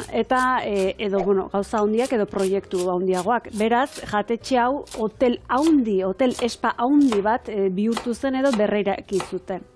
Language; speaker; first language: Basque; native; Basque